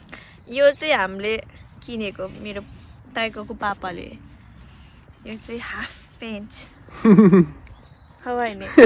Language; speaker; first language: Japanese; non-native, learner; Nepali